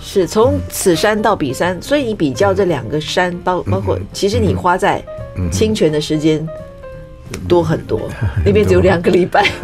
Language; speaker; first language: Chinese; native; Chinese